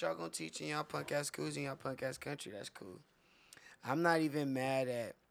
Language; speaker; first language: English; native; English